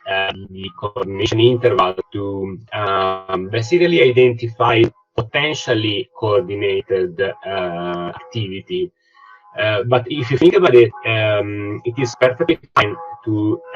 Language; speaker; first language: English; non-native, fluent; Italian